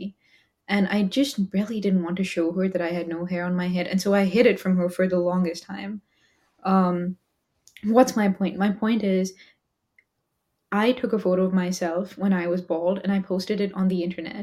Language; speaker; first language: English; non-native, local second language; Hindi